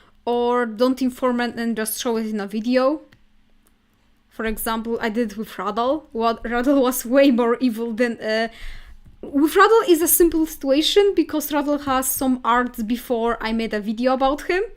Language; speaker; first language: English; non-native, fluent; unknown